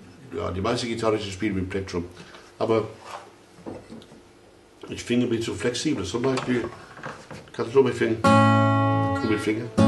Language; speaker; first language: German; non-native, fluent; English